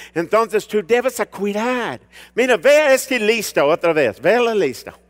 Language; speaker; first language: Spanish; early bilingual, heritage; Spanish